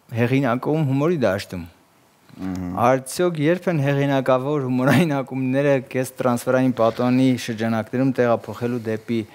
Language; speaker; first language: Armenian; native; Armenian